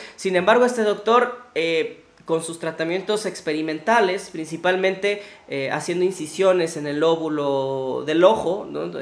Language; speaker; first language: Spanish; native; Spanish